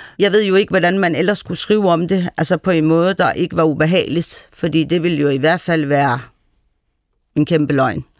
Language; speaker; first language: Danish; early bilingual, other home language; Persian